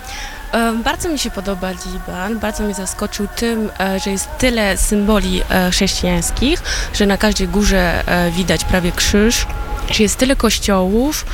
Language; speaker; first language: Polish; early bilingual, heritage; Polish